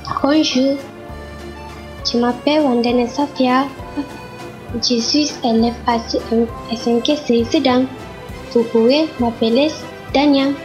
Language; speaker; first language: French; non-native, learner; Malay